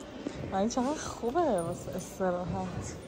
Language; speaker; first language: Persian; native; Persian